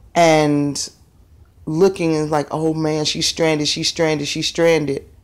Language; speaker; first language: English; native; English